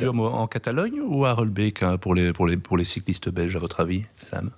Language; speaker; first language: French; native; French